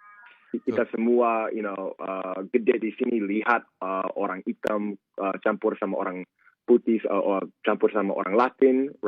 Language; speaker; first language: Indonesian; early bilingual, heritage; Indonesian